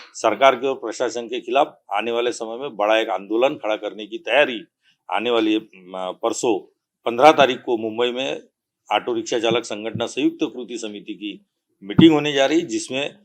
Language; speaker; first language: Hindi; non-native, local second language; Marathi